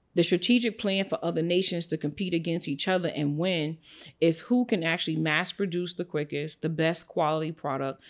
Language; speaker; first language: English; native; English